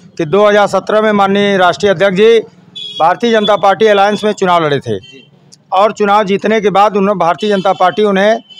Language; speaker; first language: Hindi; native; Hindi